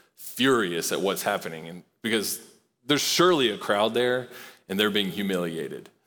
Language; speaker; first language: English; native; English